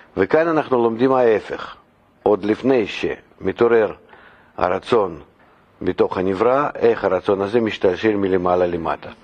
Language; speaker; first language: Hebrew; non-native, fluent; Russian